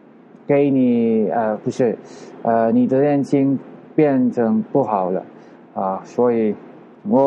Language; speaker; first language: Chinese; non-native, learner; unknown